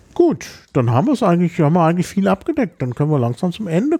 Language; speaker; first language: German; native; German